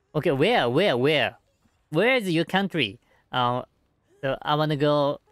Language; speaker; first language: English; non-native, learner; Japanese